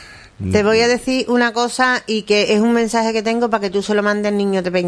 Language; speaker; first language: Spanish; native; Spanish